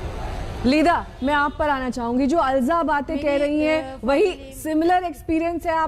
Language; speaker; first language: Hindi; native; Hindi